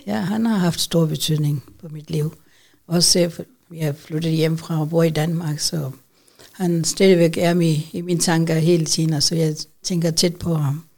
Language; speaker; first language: Danish; non-native, fluent; Urdu